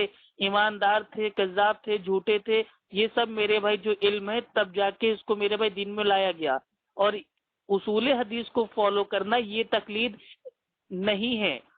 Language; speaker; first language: Hindi; native; Hindi